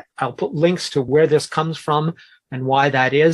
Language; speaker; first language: English; native; English